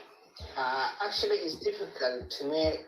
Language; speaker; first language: English; non-native, learner; Arabic